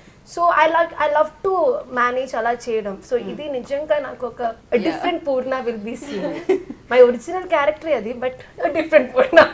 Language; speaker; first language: Telugu; non-native, learner; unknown